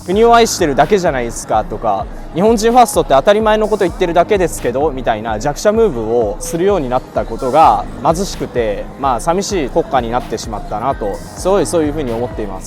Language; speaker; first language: Japanese; native; Japanese